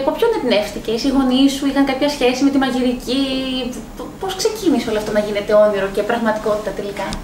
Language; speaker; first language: Greek; native; Greek